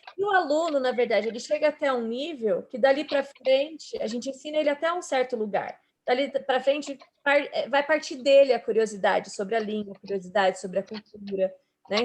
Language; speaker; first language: Portuguese; native; Portuguese